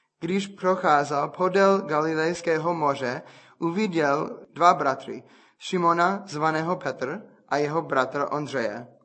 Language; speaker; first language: Czech; non-native, fluent; English